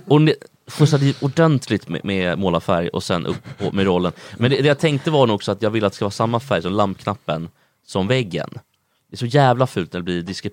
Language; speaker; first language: Swedish; native; Swedish